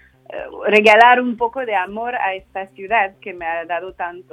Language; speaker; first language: Spanish; non-native, fluent; French